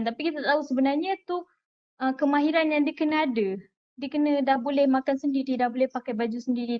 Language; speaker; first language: Malay; native; Malay